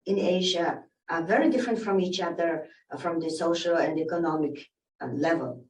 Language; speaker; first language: English; non-native, learner; Mongolian